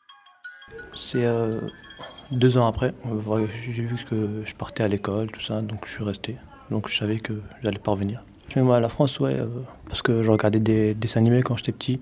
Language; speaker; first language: French; early bilingual, other home language; Arabic